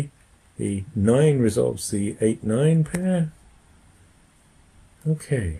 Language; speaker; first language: English; native; English